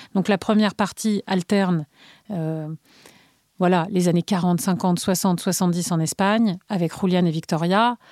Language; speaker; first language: French; native; French